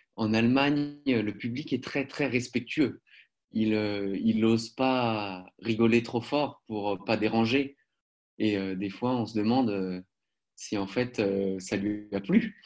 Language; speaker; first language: French; native; French